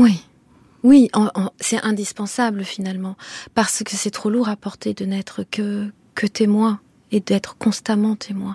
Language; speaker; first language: French; non-native, local second language; Kinyarwanda